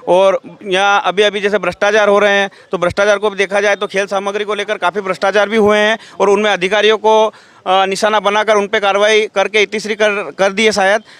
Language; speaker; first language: Hindi; native; Hindi